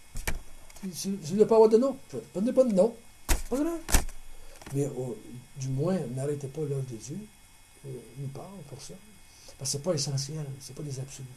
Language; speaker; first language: French; native; French